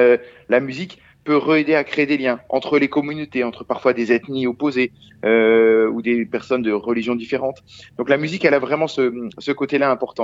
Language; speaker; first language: French; native; French